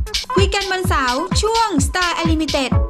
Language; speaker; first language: Thai; native; Thai